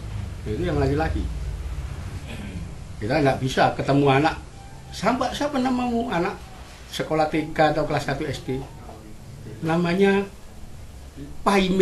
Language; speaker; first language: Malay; non-native, local second language; Javanese